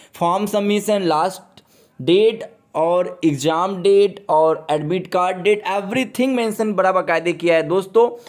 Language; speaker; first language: Hindi; native; Hindi